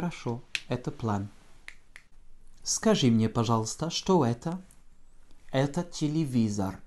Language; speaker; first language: Russian; non-native, fluent; French